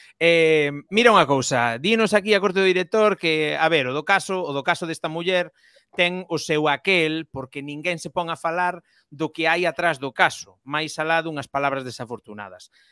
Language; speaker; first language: Galician; native; Galician